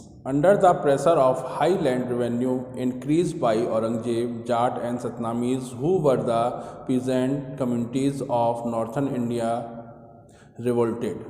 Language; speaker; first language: English; non-native, local second language; Hindi